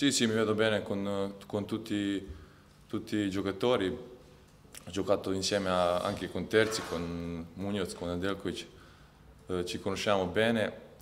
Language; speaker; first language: Italian; non-native, fluent; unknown